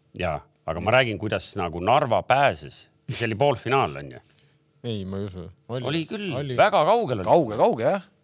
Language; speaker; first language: Estonian; native; Estonian